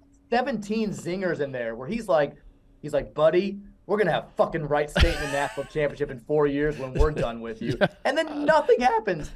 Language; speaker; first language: English; native; English